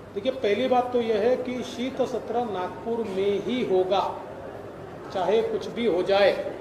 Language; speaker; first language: Hindi; non-native, local second language; Marathi